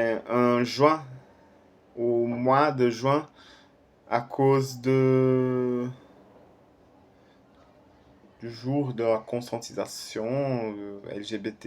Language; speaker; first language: French; non-native, fluent; Portuguese